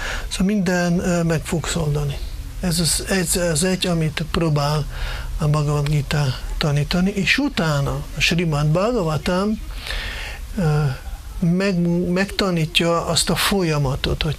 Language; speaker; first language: Hungarian; non-native, fluent; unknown